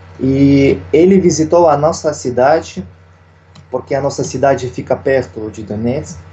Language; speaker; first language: Portuguese; non-native, fluent; Russian